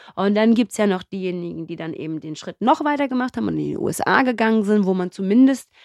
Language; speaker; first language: German; native; German